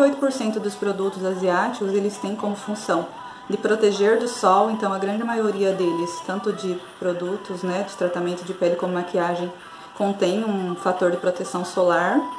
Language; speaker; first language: Portuguese; native; Portuguese